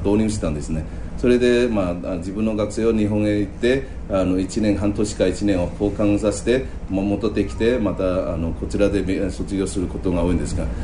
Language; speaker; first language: Japanese; non-native, fluent; Chinese